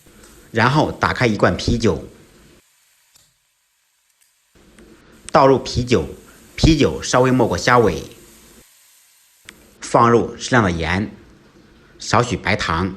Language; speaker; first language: Chinese; native; Chinese